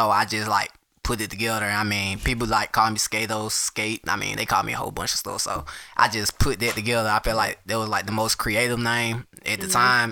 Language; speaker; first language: English; native; English